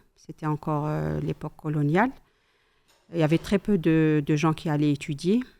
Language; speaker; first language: French; non-native, local second language; Kabyle